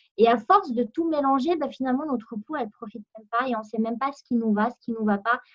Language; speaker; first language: French; non-native, local second language; Arabic